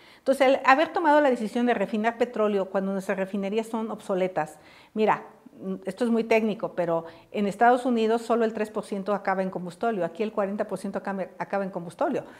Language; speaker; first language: Spanish; native; Spanish